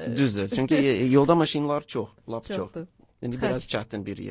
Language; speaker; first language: Turkish; non-native, learner; English